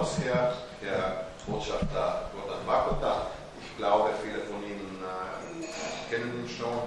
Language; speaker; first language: German; non-native, fluent; Croatian